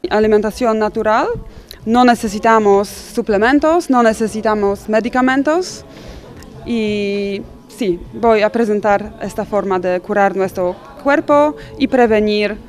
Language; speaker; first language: Spanish; non-native, fluent; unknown